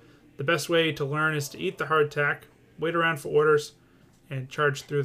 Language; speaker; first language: English; native; English